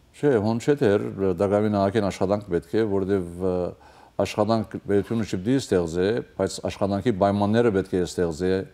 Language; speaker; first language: Armenian; early bilingual, heritage; Armenian